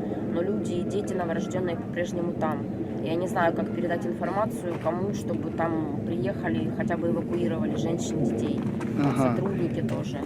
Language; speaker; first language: Russian; native; Russian